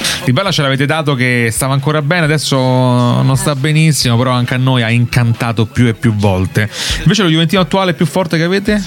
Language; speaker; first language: Italian; native; Italian